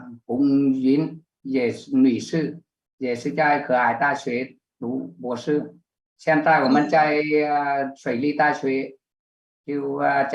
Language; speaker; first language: Chinese; non-native, learner; Vietnamese